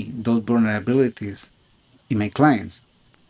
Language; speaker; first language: English; non-native, fluent; Spanish